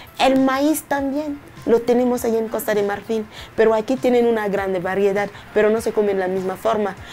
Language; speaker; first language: Spanish; non-native, fluent; French